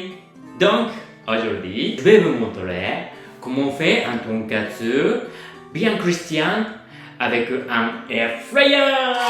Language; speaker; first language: French; non-native, learner; Japanese